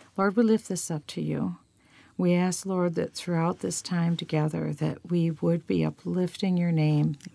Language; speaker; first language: English; native; English